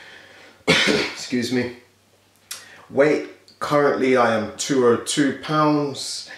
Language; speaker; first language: English; native; English